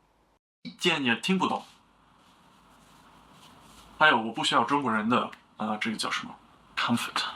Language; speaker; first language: Chinese; non-native, learner; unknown